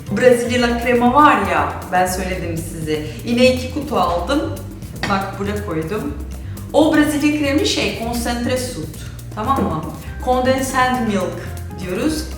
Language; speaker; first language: Turkish; non-native, fluent; Portuguese